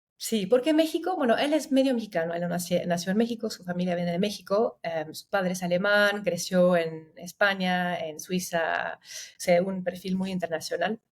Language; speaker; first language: Spanish; non-native, fluent; German